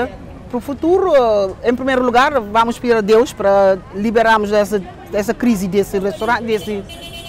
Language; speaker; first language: Portuguese; non-native, local second language; Kabuverdianu